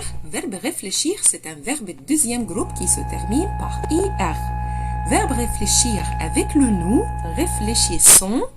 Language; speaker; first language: French; non-native, fluent; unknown